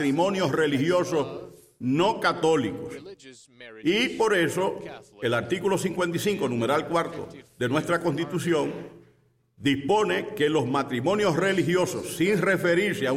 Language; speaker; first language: Spanish; native; Spanish